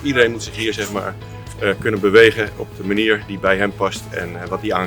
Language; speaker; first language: Dutch; native; Dutch